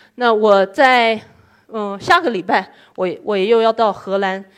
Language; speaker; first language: Chinese; non-native, fluent; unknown